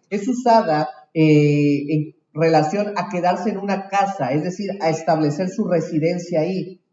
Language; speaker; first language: Spanish; native; Spanish